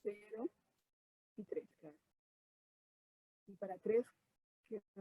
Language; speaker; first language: Spanish; native; Spanish